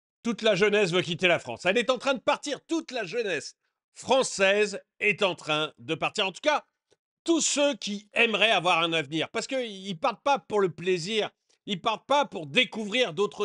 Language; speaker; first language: French; native; French